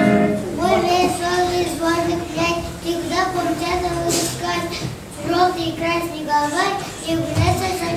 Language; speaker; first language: Russian; non-native, learner; Kyrgyz